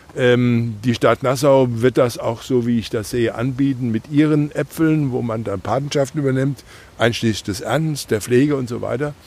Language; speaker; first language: German; native; German